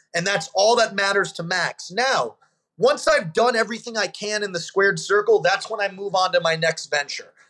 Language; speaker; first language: English; native; English